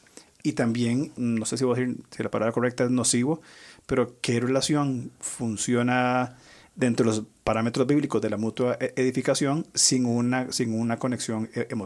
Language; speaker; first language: Spanish; native; Spanish